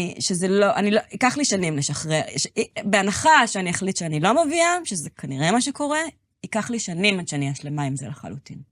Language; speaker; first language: Hebrew; native; Hebrew